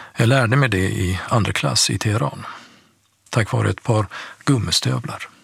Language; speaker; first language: Swedish; early bilingual, other home language; Persian